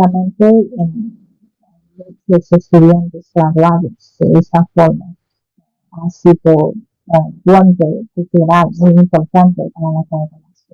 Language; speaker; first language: Spanish; non-native, fluent; Chinese